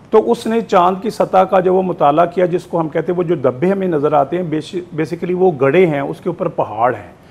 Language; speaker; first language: Urdu; non-native, local second language; Punjabi